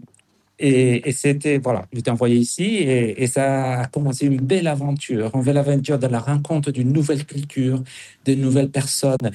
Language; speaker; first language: French; non-native, fluent; Spanish